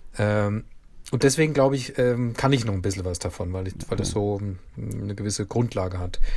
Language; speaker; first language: German; native; German